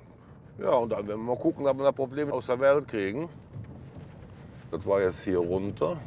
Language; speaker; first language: German; native; German